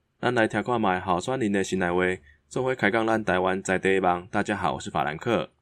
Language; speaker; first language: Chinese; native; Chinese